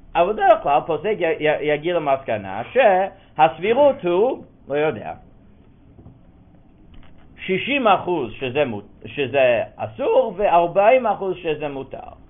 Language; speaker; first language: Hebrew; non-native, fluent; English